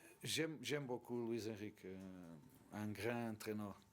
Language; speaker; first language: French; non-native, learner; Portuguese